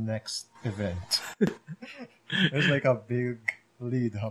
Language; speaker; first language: English; non-native, local second language; Filipino